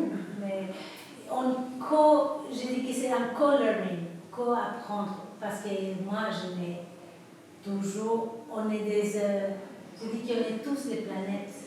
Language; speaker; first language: French; non-native, fluent; Spanish